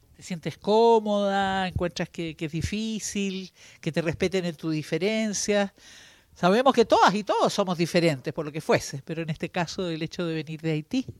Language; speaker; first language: Spanish; native; Spanish